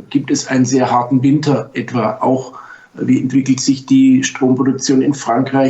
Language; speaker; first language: German; native; German